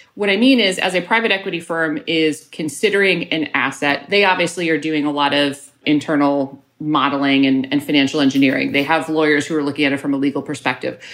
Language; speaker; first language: English; native; English